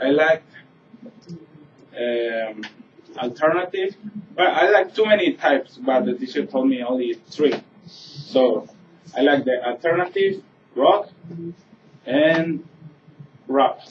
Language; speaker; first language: English; non-native, learner; Spanish